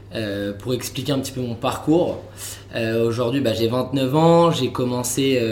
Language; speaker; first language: French; native; French